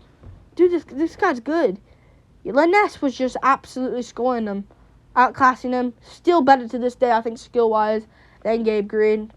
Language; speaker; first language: English; native; English